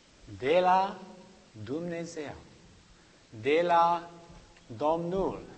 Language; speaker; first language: Romanian; non-native, learner; English